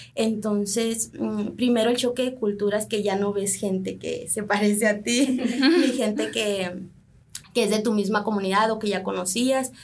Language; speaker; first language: Spanish; native; Spanish